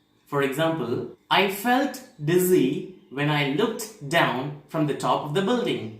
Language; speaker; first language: English; non-native, local second language; Tamil